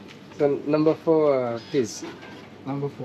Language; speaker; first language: English; non-native, learner; French